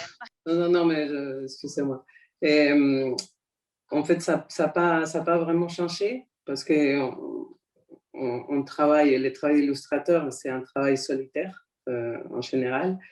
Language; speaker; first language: French; non-native, fluent; Spanish